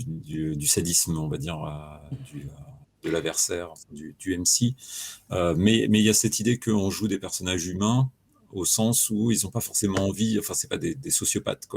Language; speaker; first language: French; native; French